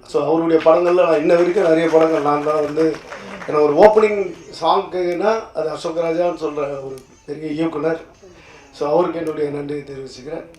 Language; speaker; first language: Tamil; native; Tamil